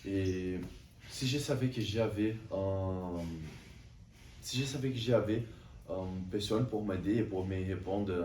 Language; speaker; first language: French; non-native, learner; Portuguese